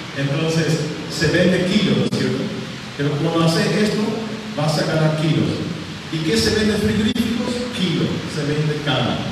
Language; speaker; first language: Spanish; non-native, local second language; German